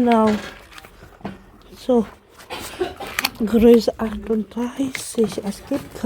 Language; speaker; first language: German; non-native, fluent; Filipino